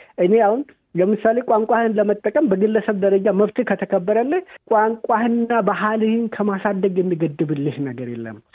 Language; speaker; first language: Amharic; native; Amharic